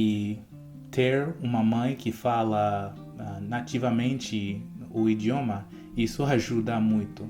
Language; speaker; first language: Portuguese; non-native, fluent; English